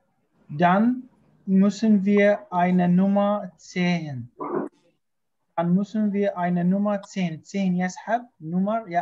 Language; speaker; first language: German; non-native, fluent; Arabic